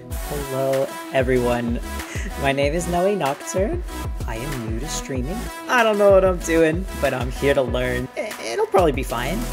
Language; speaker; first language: English; native; English